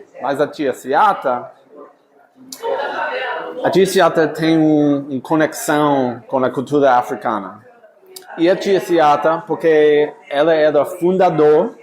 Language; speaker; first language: Portuguese; non-native, fluent; English